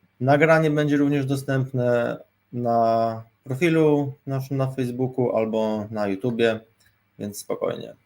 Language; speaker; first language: Polish; native; Polish